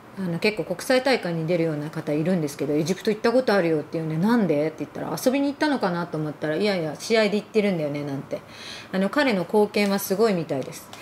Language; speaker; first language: Japanese; early bilingual, other home language; Arabic